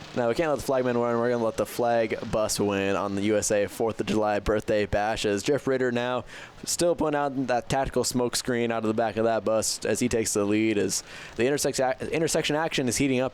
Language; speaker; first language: English; native; English